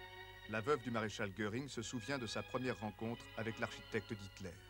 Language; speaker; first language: French; native; French